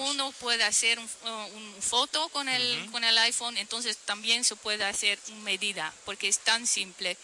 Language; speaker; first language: Spanish; non-native, fluent; Dutch